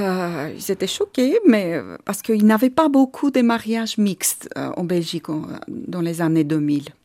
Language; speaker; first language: French; non-native, learner; Armenian